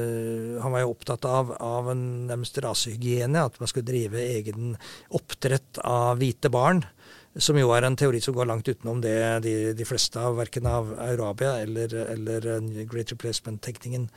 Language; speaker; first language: Norwegian; native; Norwegian